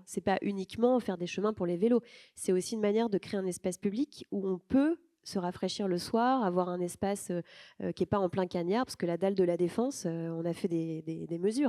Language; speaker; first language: French; native; French